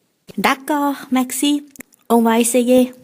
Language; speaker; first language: French; non-native, learner; Thai